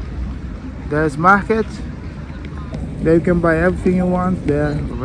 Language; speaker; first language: English; non-native, learner; Portuguese